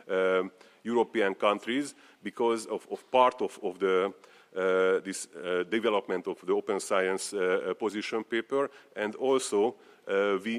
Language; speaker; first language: English; non-native, fluent; Hungarian